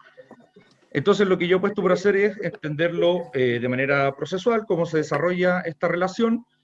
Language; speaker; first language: Spanish; native; Spanish